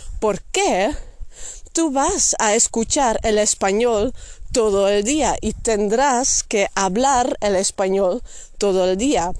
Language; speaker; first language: Spanish; non-native, fluent; Dutch